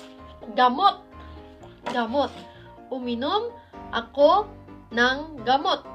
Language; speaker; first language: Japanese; non-native, fluent; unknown